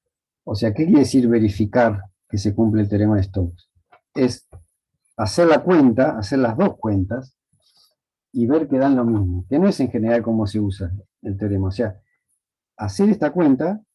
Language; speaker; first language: Spanish; native; Spanish